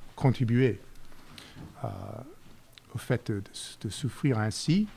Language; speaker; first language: French; non-native, fluent; English